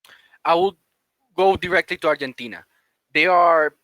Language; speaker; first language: English; non-native, fluent; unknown